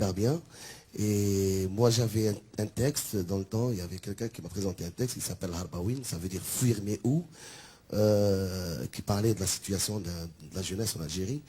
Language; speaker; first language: French; non-native, local second language; Arabic